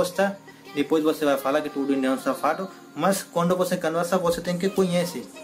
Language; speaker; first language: Portuguese; non-native, learner; Hindi